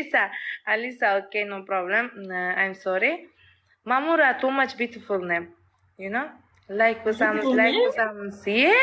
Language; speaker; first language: English; non-native, learner; Uzbek